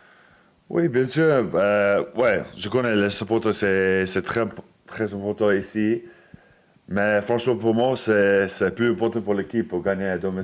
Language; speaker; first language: French; non-native, fluent; English